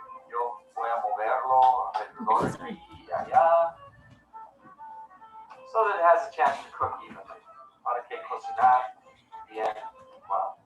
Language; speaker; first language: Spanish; non-native, learner; English